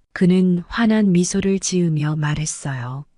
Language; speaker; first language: Korean; native; Korean